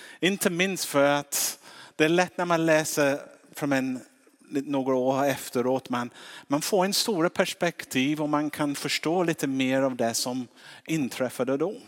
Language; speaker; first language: Swedish; non-native, fluent; English